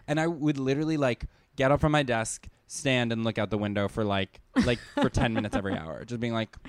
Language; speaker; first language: English; native; English